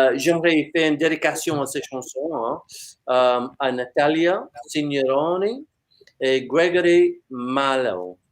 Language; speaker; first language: French; non-native, fluent; English